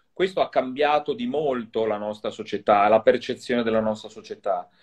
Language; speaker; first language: Italian; native; Italian